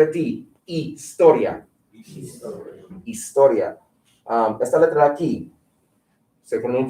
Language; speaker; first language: Spanish; non-native, fluent; English